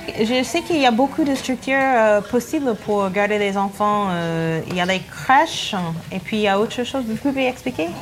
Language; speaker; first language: French; non-native, fluent; English